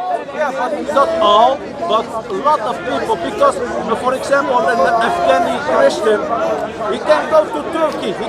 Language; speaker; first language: English; non-native, fluent; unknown